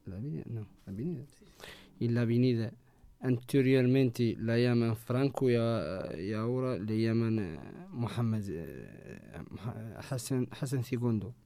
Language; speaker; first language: Spanish; non-native, learner; Arabic